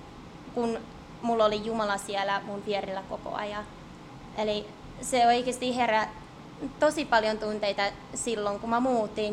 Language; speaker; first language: Finnish; early bilingual, heritage; English